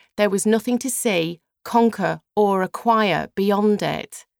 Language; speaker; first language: English; native; English